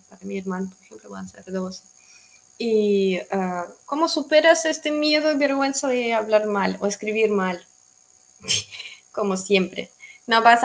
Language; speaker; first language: Spanish; non-native, fluent; Russian